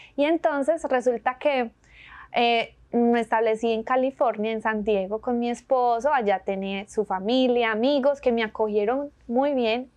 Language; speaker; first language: Spanish; native; Spanish